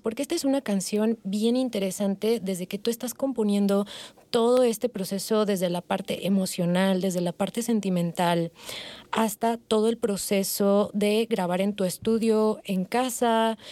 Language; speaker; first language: Spanish; native; Spanish